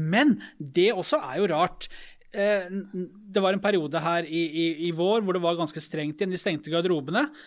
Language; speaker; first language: Norwegian; native; Norwegian